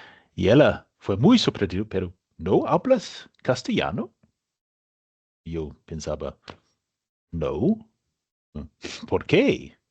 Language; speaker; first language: Spanish; non-native, learner; English